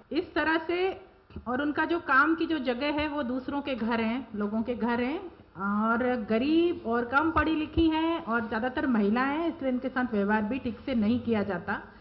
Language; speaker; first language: Hindi; native; Hindi